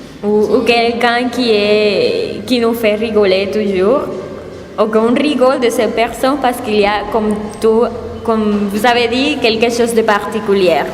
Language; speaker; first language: French; non-native, learner; Spanish